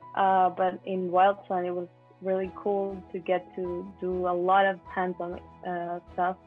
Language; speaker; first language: English; non-native, fluent; Spanish